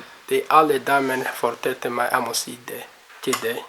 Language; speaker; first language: Norwegian; non-native, learner; Kinyarwanda